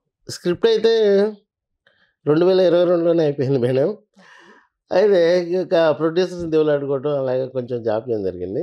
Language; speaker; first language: Telugu; native; Telugu